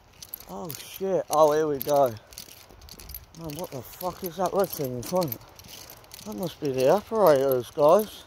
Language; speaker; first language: English; native; English